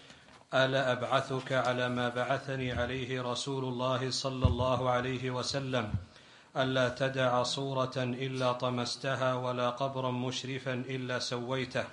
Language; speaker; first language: Arabic; native; Arabic